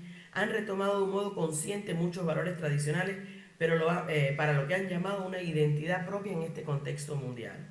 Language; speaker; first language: Spanish; native; Spanish